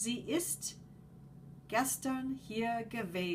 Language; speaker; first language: German; non-native, fluent; English